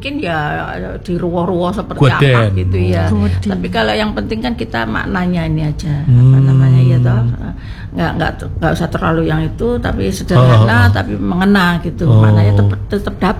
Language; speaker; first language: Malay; non-native, local second language; Javanese